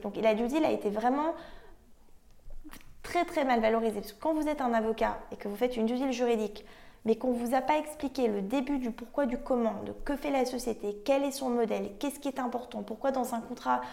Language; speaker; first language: French; native; French